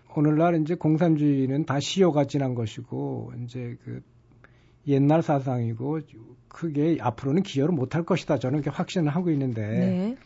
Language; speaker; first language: Korean; native; Korean